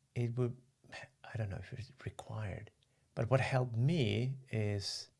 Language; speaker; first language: English; non-native, fluent; Swedish